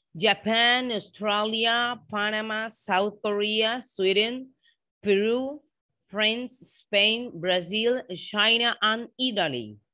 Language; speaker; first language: English; non-native, learner; Spanish